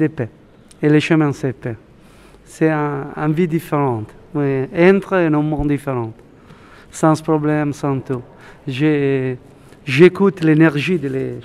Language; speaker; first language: French; non-native, learner; Italian